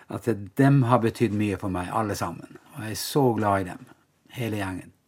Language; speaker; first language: Norwegian; native; Norwegian